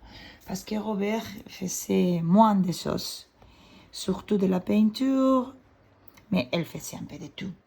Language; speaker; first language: French; non-native, fluent; Spanish